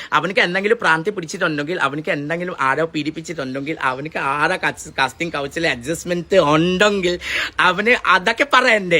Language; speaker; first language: Malayalam; non-native, learner; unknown